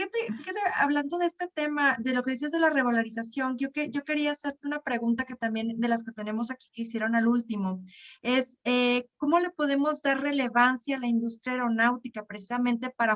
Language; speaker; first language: Spanish; native; Spanish